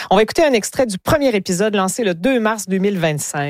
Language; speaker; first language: French; native; French